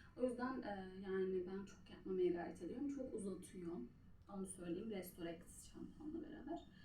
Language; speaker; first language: Turkish; native; Turkish